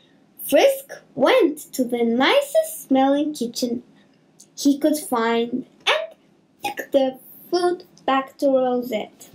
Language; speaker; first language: English; native; English